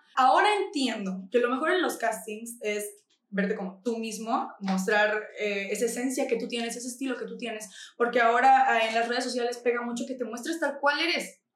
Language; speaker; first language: Spanish; native; Spanish